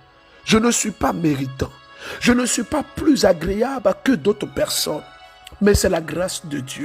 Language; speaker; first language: French; native; French